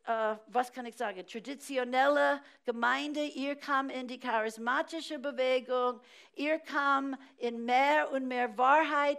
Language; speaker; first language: German; non-native, fluent; English